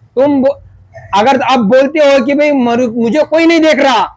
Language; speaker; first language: Hindi; non-native, local second language; Marathi